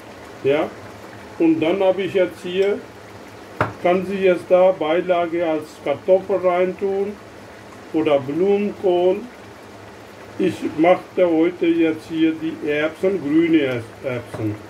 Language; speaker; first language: German; non-native, learner; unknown